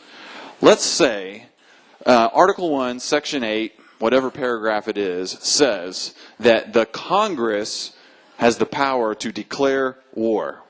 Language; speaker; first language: English; native; English